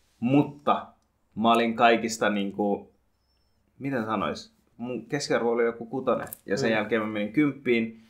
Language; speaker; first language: Finnish; early bilingual, other home language; Bangla